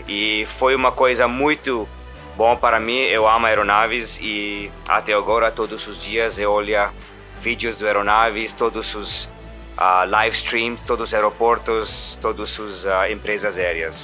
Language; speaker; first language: Portuguese; non-native, learner; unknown